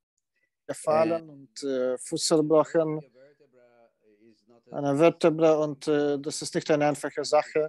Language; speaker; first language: German; non-native, fluent; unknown